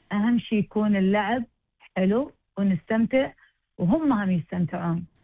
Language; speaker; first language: Arabic; early bilingual, heritage; Arabic